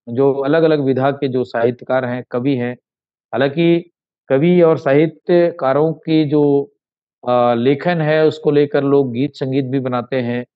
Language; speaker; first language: Hindi; native; Hindi